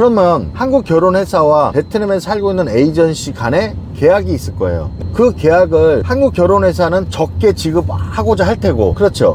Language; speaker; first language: Korean; native; Korean